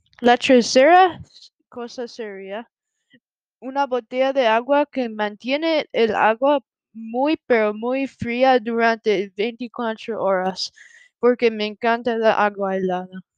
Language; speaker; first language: Spanish; non-native, learner; English